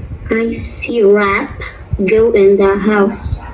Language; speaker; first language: English; non-native, learner; Arabic